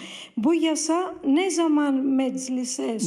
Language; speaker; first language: Turkish; non-native, fluent; Greek